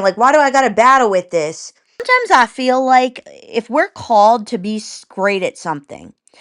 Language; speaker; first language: English; native; English